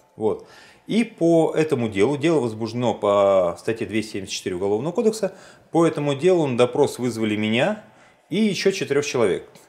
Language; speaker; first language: Russian; native; Russian